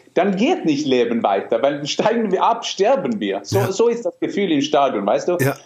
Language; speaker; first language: German; non-native, fluent; Norwegian